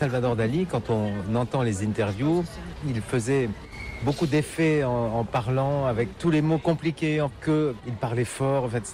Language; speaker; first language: French; native; French